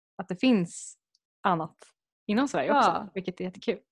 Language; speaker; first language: Swedish; native; Swedish